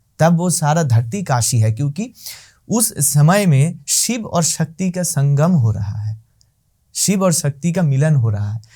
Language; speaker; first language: Hindi; non-native, local second language; Bangla